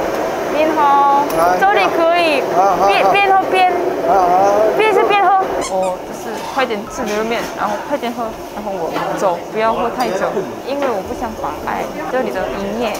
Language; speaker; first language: Chinese; non-native, fluent; Korean